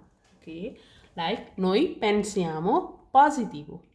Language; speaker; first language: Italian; non-native, learner; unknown